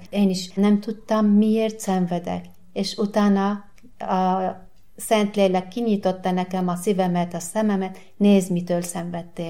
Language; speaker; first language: Hungarian; non-native, learner; Arabic